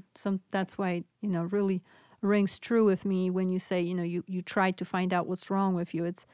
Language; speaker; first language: English; non-native, fluent; Polish